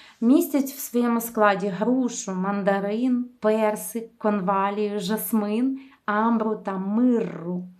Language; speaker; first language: Ukrainian; native; Ukrainian